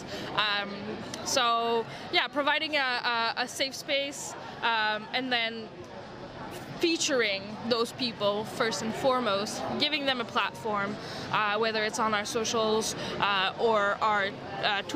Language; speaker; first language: English; non-native, fluent; French